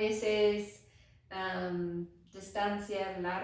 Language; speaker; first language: Spanish; non-native, learner; English